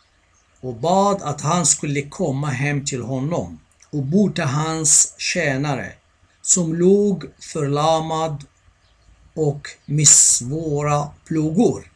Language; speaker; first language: Swedish; non-native, fluent; Arabic